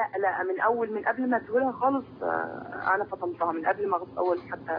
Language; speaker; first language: Arabic; native; Arabic